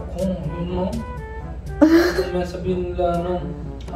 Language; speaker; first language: Filipino; non-native, learner; Punjabi